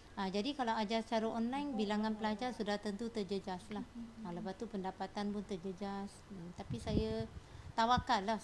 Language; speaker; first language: Malay; non-native, local second language; Cantonese